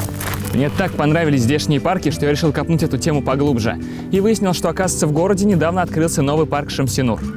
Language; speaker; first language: Russian; native; Russian